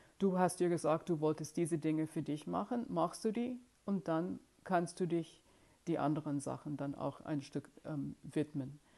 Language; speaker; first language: German; non-native, fluent; English